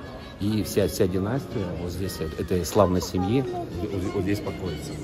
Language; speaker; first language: Russian; native; Russian